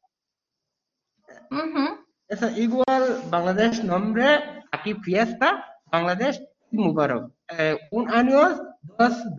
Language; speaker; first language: Spanish; non-native, learner; Bangla